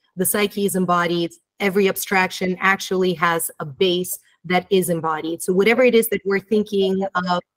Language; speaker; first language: English; early bilingual, other home language; Romanian